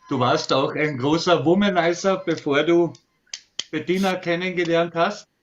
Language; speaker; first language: German; native; German